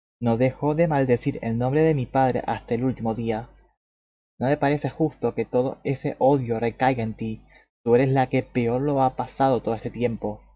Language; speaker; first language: Spanish; native; Spanish